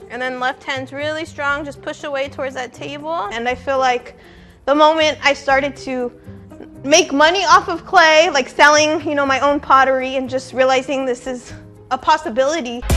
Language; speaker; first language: English; native; English